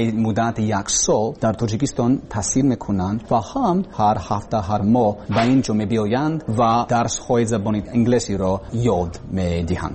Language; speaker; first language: Persian; non-native, learner; English